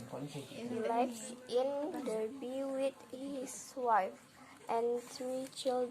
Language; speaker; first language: English; non-native, learner; Indonesian